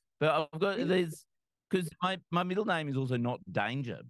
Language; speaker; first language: English; native; English